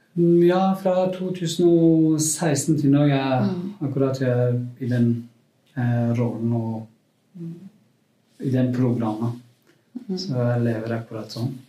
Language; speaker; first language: Norwegian; non-native, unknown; Kurdish